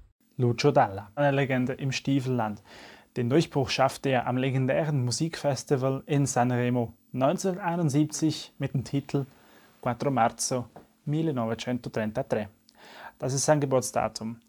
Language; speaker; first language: German; native; German